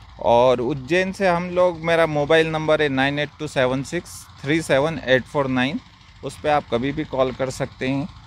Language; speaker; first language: Hindi; native; Hindi